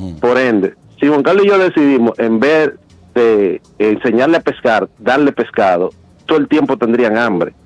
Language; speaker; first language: Spanish; native; Spanish